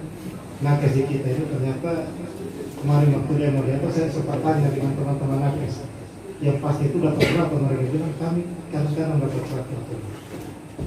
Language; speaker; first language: Indonesian; native; Indonesian